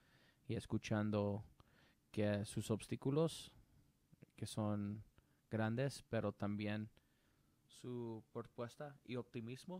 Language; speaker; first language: Spanish; non-native, learner; English